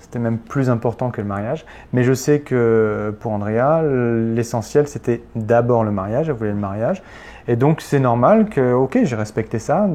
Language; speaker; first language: French; native; French